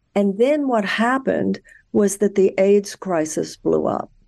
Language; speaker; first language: English; native; English